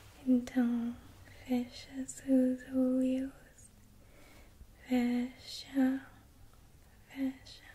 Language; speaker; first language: Portuguese; non-native, learner; English